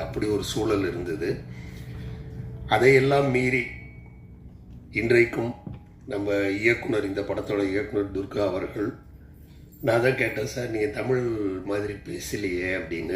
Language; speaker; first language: Tamil; native; Tamil